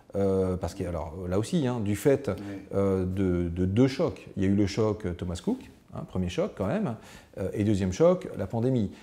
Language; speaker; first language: French; native; French